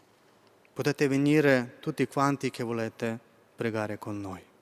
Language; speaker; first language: Italian; non-native, fluent; Ukrainian